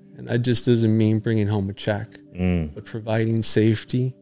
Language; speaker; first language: English; early bilingual, other home language; Spanish